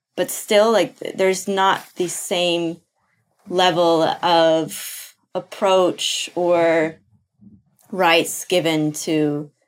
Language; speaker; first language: English; non-native, fluent; Portuguese